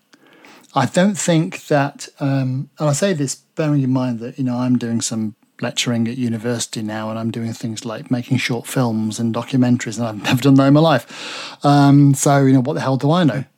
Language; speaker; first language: English; native; English